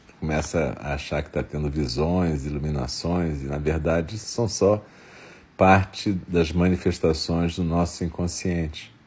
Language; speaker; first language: Portuguese; native; Portuguese